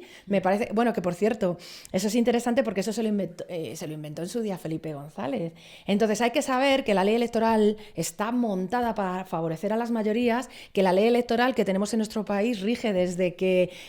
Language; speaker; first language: Spanish; native; Spanish